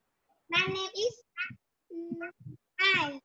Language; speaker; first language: English; non-native, learner; Vietnamese